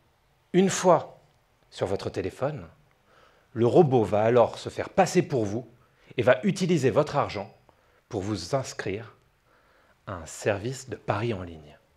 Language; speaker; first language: French; native; French